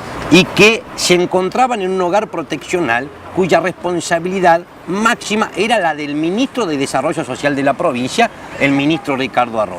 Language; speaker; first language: Spanish; native; Spanish